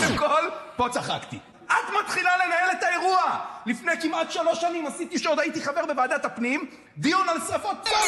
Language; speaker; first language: Hebrew; native; Hebrew